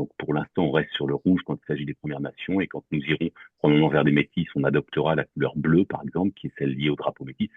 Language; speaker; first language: French; native; French